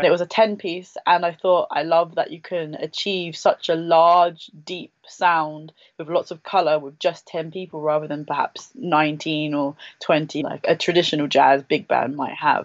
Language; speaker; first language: English; native; English